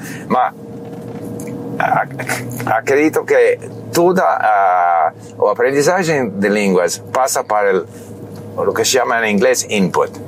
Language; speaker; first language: Portuguese; non-native, learner; English